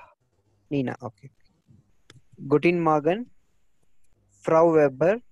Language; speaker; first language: German; non-native, learner; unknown